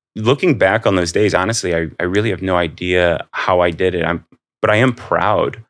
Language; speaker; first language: English; native; English